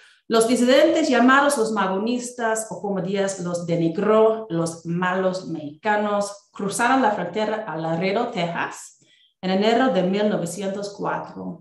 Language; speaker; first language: Spanish; non-native, fluent; English